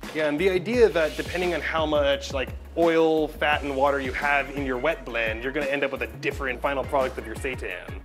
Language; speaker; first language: English; native; English